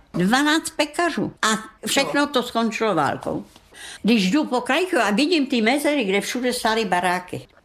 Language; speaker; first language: Czech; non-native, local second language; German